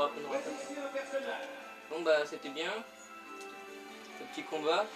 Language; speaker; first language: French; native; French